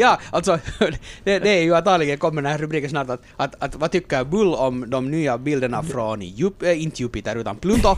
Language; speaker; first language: Swedish; native; Swedish